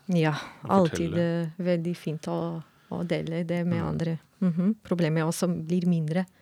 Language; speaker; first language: Norwegian; non-native, fluent; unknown